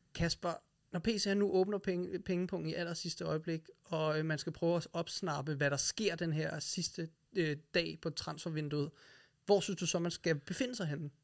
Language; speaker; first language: Danish; native; Danish